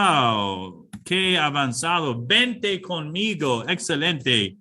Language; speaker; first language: Spanish; non-native, fluent; English